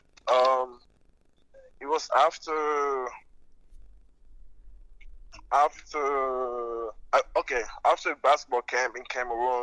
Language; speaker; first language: English; non-native, local second language; French